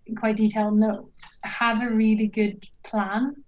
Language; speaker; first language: English; non-native, fluent; Norwegian